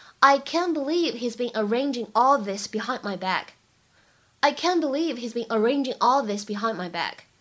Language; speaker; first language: English; non-native, fluent; Chinese